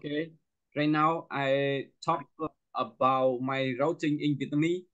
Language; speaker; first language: English; non-native, local second language; Vietnamese